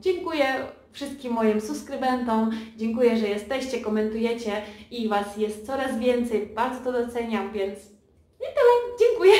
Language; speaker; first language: Polish; early bilingual, heritage; Polish